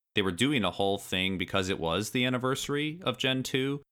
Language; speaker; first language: English; native; English